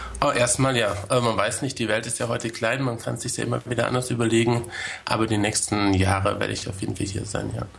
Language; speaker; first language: German; early bilingual, other home language; Hebrew